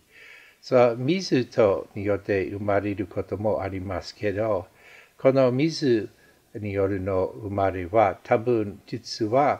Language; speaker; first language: Japanese; non-native, fluent; English